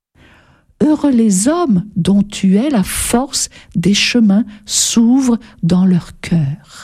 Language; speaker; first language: French; native; French